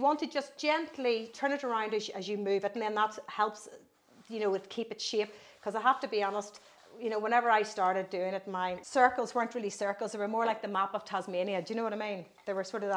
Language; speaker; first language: English; native; English